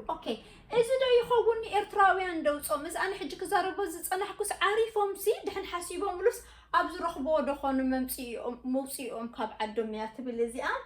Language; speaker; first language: Tigrinya; native; Tigrinya